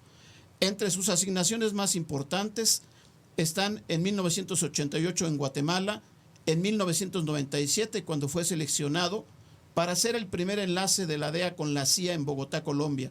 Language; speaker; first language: Spanish; native; Spanish